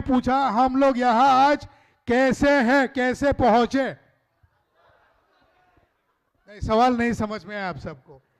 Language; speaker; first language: Hindi; non-native, local second language; Kok Borok